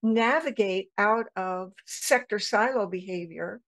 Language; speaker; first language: English; native; English